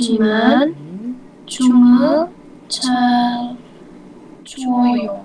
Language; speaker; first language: Korean; non-native, learner; Indonesian